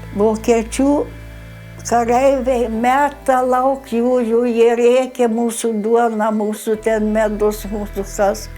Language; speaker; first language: Lithuanian; early bilingual, other home language; German